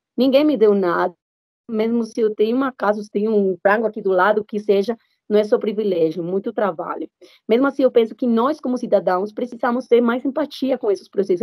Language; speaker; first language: Portuguese; non-native, fluent; Spanish